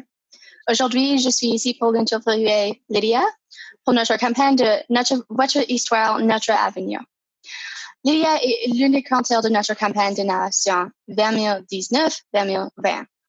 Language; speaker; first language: French; non-native, fluent; English